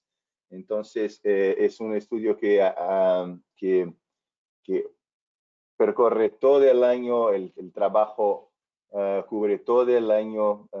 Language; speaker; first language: Spanish; non-native, fluent; Portuguese